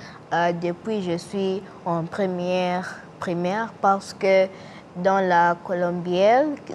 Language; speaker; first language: French; non-native, learner; English